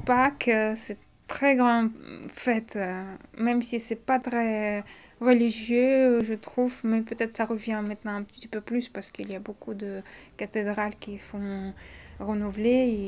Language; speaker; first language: French; non-native, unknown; Russian